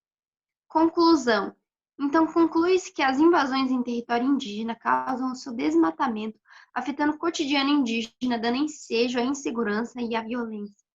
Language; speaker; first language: Portuguese; native; Portuguese